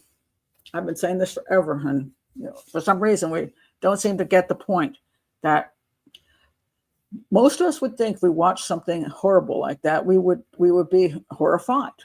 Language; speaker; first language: English; native; English